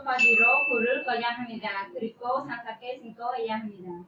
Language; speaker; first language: Korean; non-native, learner; Khmer